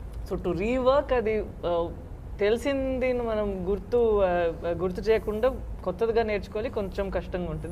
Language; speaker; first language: Telugu; non-native, local second language; Tamil